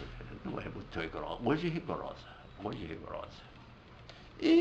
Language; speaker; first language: Portuguese; non-native, fluent; Arabic